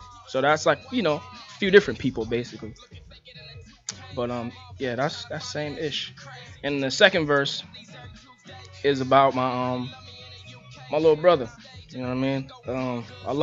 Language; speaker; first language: English; native; English